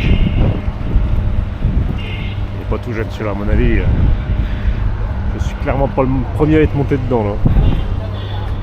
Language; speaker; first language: French; native; French